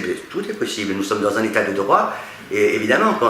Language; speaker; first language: French; native; French